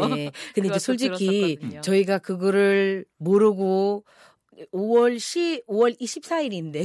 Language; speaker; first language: Korean; non-native, fluent; Filipino